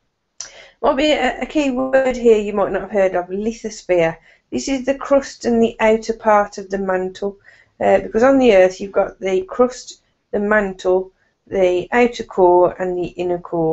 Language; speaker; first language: English; native; English